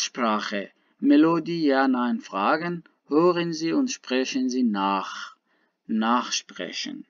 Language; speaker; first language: German; non-native, fluent; Baluchi